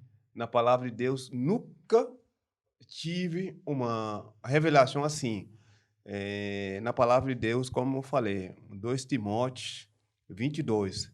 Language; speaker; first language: Portuguese; non-native, learner; French